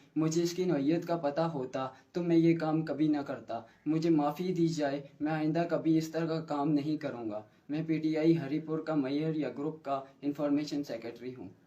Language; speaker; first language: Urdu; non-native, local second language; Northern Hindko